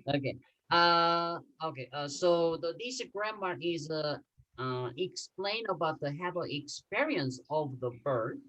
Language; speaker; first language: English; non-native, fluent; Korean